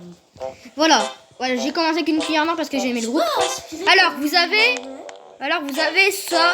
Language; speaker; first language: French; native; French